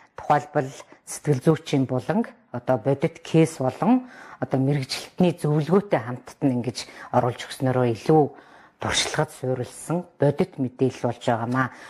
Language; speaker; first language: Mongolian; native; Mongolian